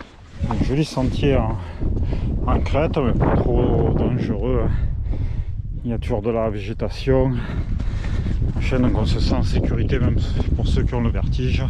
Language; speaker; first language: French; native; French